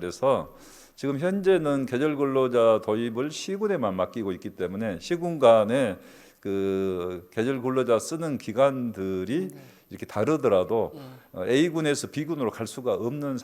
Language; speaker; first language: Korean; native; Korean